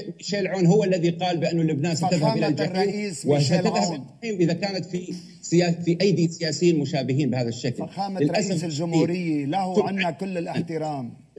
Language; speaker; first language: Arabic; native; Arabic